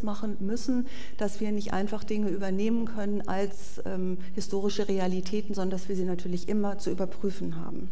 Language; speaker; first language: German; native; German